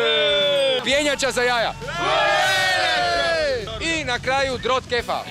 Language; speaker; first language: Serbian; native; Serbian